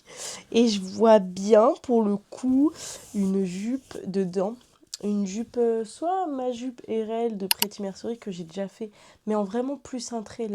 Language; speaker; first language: French; native; French